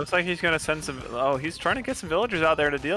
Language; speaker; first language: English; native; English